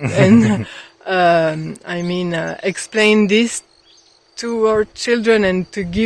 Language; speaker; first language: English; non-native, fluent; French